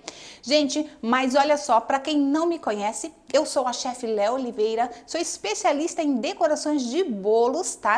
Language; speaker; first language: Portuguese; native; Portuguese